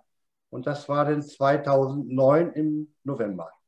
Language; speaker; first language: German; native; German